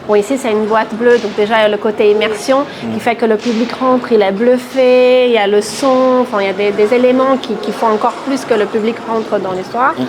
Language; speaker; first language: French; non-native, fluent; Portuguese